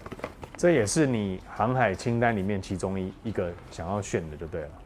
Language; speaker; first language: Chinese; native; Chinese